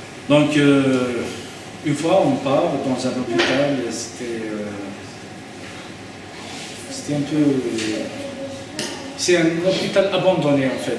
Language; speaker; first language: French; native; French